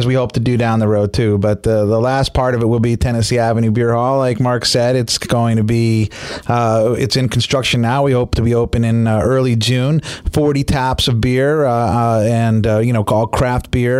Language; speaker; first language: English; native; English